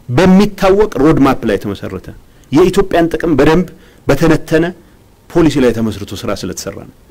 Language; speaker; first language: Amharic; non-native, local second language; Tigrinya